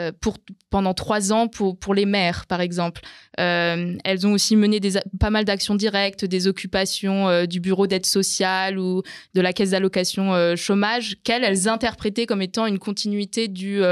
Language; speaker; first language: French; native; French